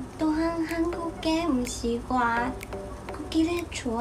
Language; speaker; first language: Korean; non-native, learner; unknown